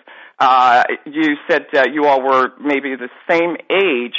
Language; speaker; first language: English; native; English